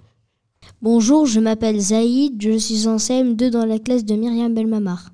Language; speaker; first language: French; native; French